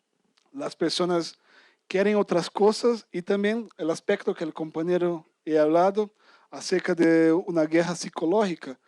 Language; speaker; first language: Spanish; non-native, fluent; Portuguese